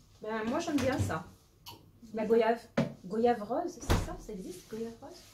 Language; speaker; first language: French; native; French